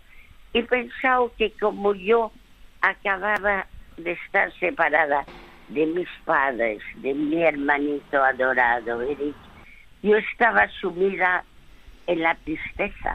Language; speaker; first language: Spanish; early bilingual, other home language; French